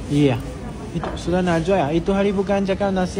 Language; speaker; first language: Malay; non-native, local second language; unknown